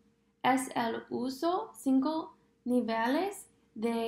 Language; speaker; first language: Spanish; non-native, fluent; English